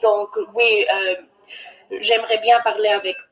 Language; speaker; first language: French; non-native, learner; English